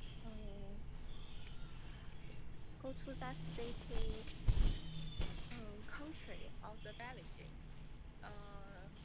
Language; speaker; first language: English; non-native, learner; Chinese